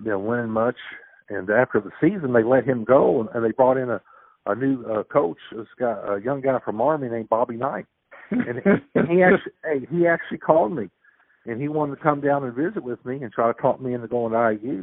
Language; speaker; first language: English; native; English